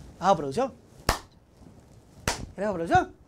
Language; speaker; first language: Spanish; native; Spanish